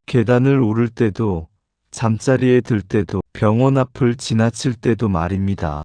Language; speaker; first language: Korean; native; Korean